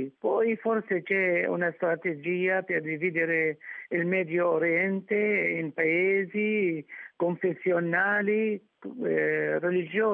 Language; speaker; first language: Italian; non-native, fluent; Arabic